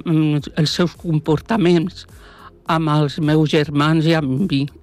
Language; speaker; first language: Catalan; non-native, local second language; Spanish